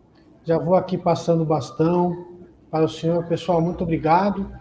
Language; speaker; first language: Portuguese; native; Portuguese